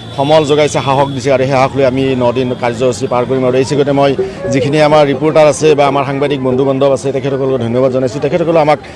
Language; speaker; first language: Assamese; native; Assamese